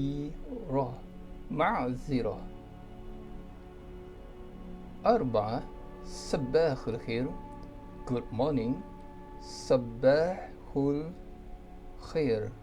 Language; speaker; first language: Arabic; non-native, fluent; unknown